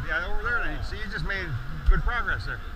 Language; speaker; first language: English; native; English